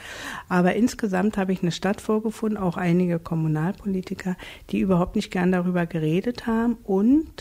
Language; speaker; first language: German; native; German